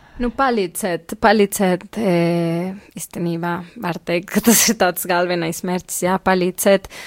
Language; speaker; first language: Latvian; non-native, fluent; Spanish